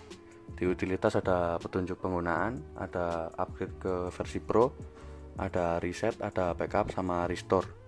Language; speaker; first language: Indonesian; native; Indonesian